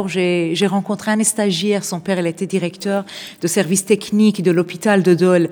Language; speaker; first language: French; non-native, fluent; Persian